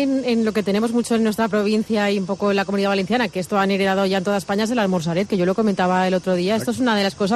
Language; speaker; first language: Spanish; native; Spanish